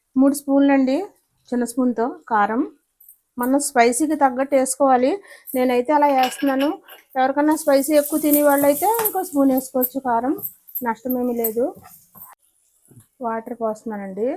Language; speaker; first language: Telugu; native; Telugu